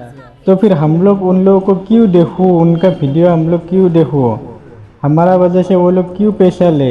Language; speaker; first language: Hindi; non-native, local second language; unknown